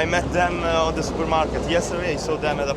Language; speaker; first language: English; non-native, fluent; Italian